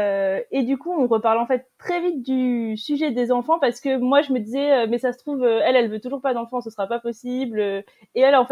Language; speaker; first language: French; native; French